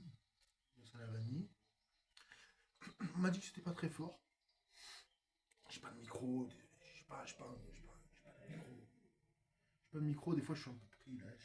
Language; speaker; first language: French; native; French